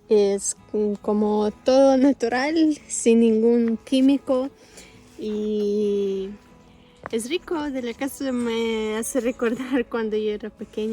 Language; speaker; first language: Spanish; non-native, local second language; Russian